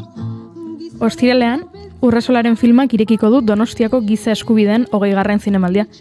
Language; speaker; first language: Basque; native; Basque